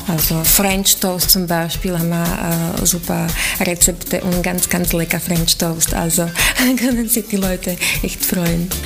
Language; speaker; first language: German; non-native, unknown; Slovak